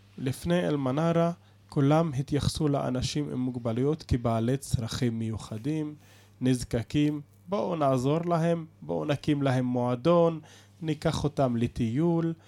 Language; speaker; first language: Hebrew; non-native, local second language; Arabic